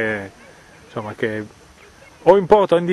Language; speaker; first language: Italian; native; Italian